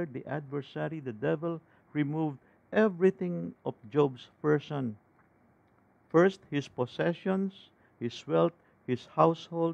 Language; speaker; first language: English; non-native, local second language; Filipino